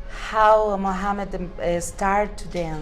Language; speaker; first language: English; non-native, learner; Spanish